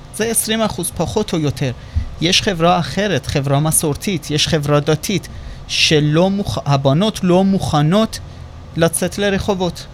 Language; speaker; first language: Hebrew; non-native, fluent; Persian